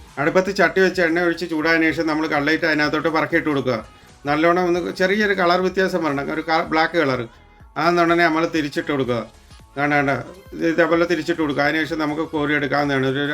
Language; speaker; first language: Malayalam; native; Malayalam